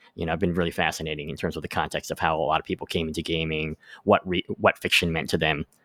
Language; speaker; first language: English; native; English